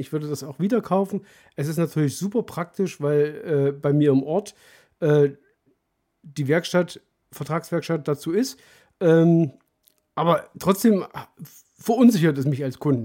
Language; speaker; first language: German; native; German